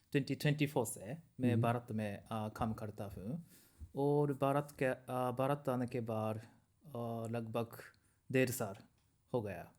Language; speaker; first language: Hindi; non-native, learner; Japanese